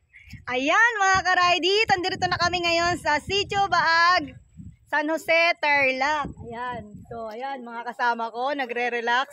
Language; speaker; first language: Filipino; native; Filipino